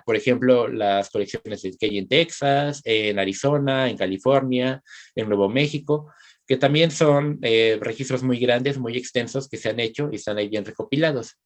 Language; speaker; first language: Spanish; native; Spanish